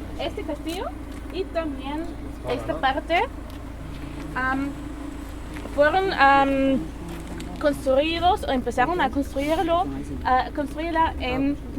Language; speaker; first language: Spanish; non-native, learner; German